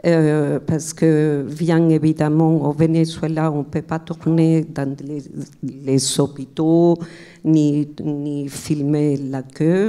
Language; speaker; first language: French; non-native, fluent; Spanish